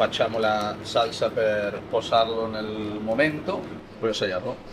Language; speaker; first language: Italian; non-native, learner; Spanish